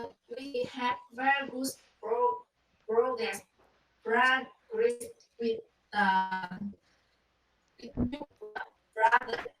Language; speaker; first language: English; non-native, learner; Vietnamese